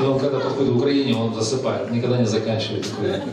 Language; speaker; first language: Russian; native; Russian